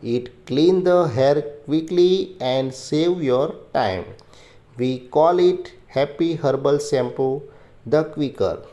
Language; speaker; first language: English; non-native, local second language; Gujarati